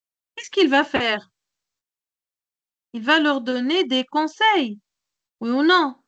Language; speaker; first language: French; non-native, local second language; Arabic